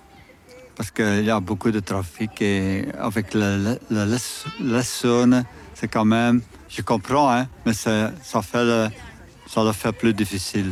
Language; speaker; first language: French; non-native, learner; Dutch